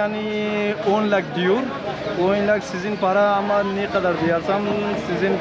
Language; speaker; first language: Turkish; non-native, learner; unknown